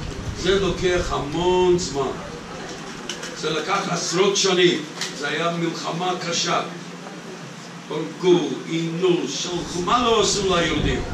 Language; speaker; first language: Hebrew; non-native, fluent; English